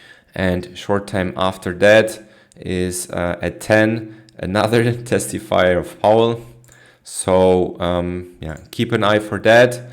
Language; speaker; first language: English; non-native, fluent; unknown